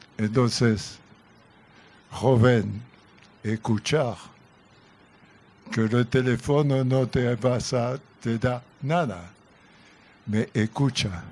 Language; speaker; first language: Spanish; non-native, learner; French